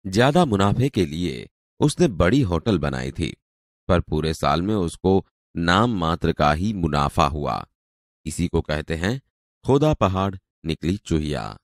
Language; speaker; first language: Hindi; non-native, local second language; Gujarati